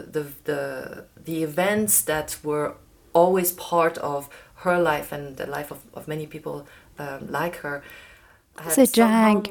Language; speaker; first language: English; non-native, fluent; Persian